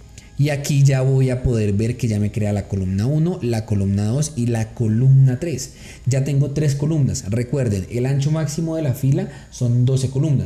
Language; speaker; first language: Spanish; native; Spanish